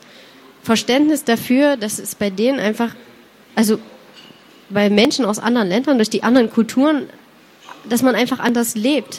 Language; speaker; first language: German; native; German